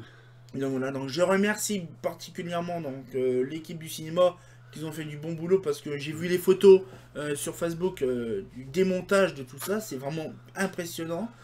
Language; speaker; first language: French; native; French